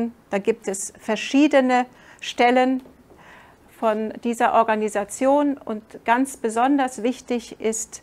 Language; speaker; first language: German; non-native, fluent; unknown